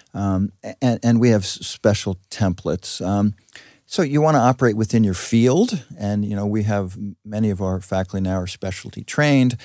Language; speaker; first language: English; early bilingual, other home language; Greek